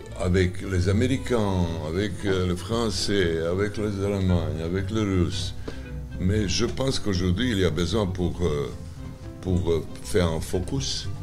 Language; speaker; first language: French; non-native, learner; Serbian